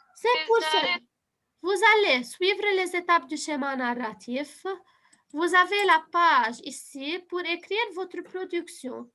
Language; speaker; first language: French; non-native, fluent; Arabic